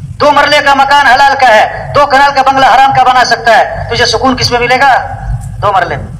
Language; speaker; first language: Urdu; non-native, local second language; Pashto